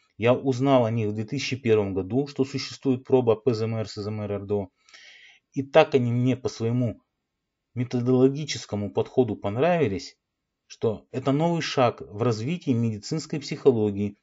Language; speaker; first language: Russian; native; Russian